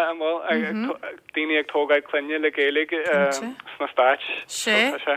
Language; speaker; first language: Irish; non-native, local second language; English